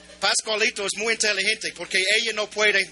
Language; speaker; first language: Spanish; non-native, learner; English